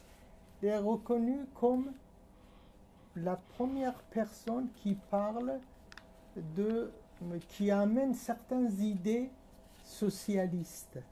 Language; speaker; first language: French; non-native, fluent; Persian